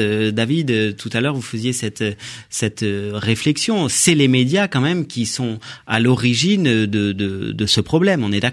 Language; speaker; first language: French; native; French